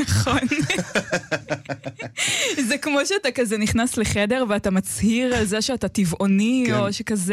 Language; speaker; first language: Hebrew; native; Hebrew